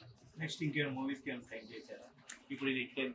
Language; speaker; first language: Telugu; native; Telugu